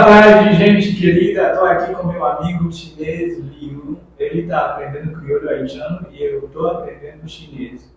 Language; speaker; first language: Portuguese; non-native, fluent; Haitian Creole